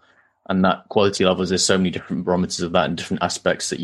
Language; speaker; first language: English; native; English